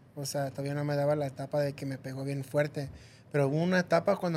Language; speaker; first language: Spanish; early bilingual, heritage; Spanish